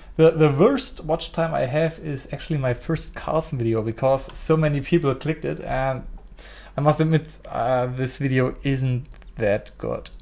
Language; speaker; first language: English; non-native, fluent; German